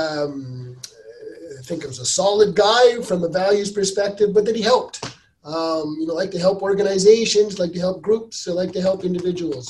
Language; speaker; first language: English; native; English